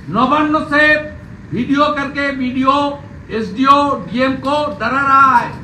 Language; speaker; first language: Hindi; non-native, local second language; Bangla